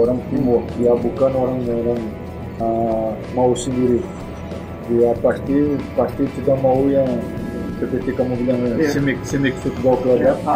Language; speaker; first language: Indonesian; non-native, fluent; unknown